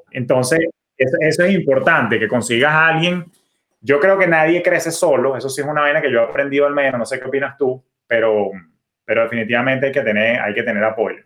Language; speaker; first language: Spanish; native; Spanish